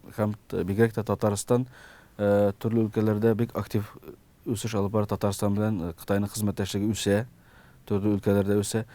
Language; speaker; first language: Tatar; early bilingual, heritage; Tatar